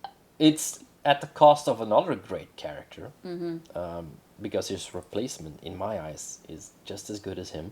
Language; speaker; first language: English; non-native, fluent; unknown